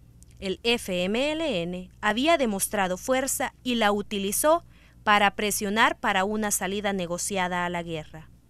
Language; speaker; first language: Spanish; native; Spanish